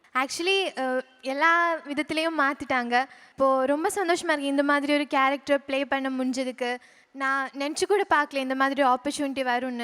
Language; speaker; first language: Tamil; non-native, local second language; Malayalam